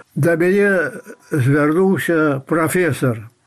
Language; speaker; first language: Russian; non-native, fluent; Belarusian